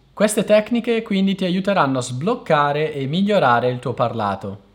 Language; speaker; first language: Italian; native; Italian